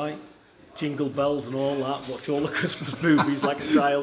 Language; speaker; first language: English; native; English